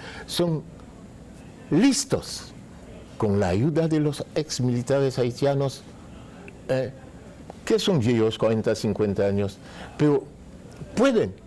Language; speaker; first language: Spanish; non-native, fluent; Haitian Creole